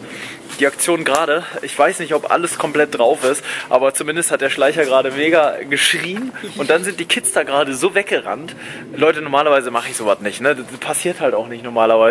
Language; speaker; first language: German; native; German